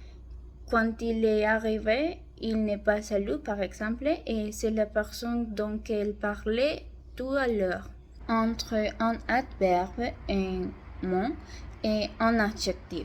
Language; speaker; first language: French; non-native, learner; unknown